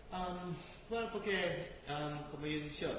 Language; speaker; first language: Spanish; early bilingual, other home language; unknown